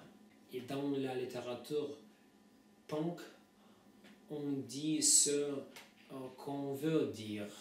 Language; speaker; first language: French; non-native, fluent; Russian